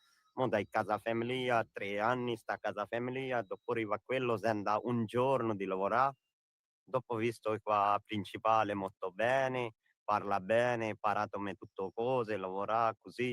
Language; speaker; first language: Italian; non-native, learner; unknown